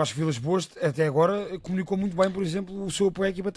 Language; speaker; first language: Portuguese; native; Portuguese